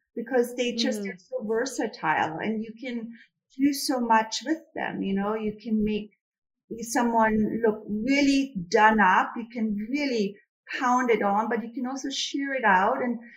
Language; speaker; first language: English; non-native, fluent; German